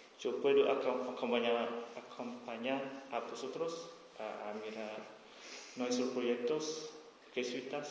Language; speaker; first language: Spanish; non-native, learner; S'gaw Karen